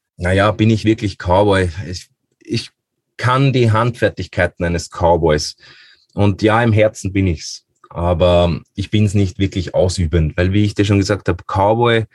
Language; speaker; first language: German; native; German